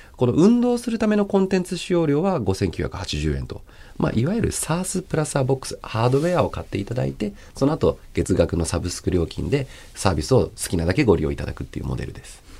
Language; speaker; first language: Japanese; early bilingual, other home language; Chinese